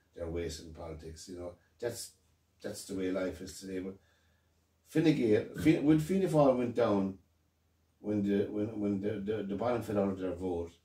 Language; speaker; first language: English; native; English